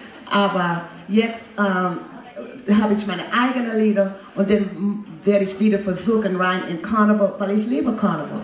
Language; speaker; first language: German; non-native, fluent; English